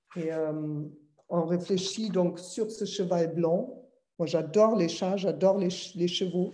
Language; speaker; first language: French; non-native, fluent; German